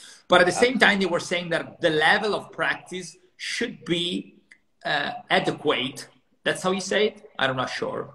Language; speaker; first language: English; non-native, fluent; Italian